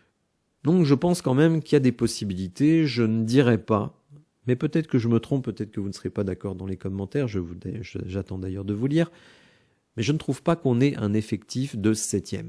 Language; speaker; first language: French; native; French